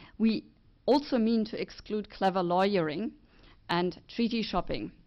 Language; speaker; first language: English; non-native, fluent; German